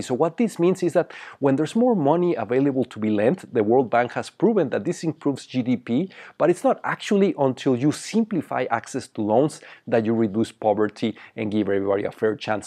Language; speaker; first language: English; non-native, fluent; Spanish